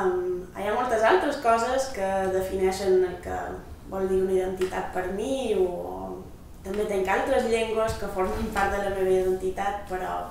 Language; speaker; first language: Catalan; non-native, local second language; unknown